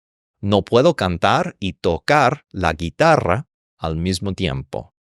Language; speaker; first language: Spanish; non-native, fluent; English